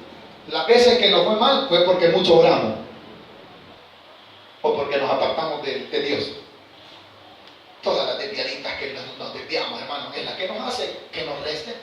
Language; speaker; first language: Spanish; native; Spanish